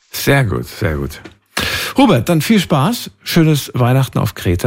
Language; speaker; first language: German; native; German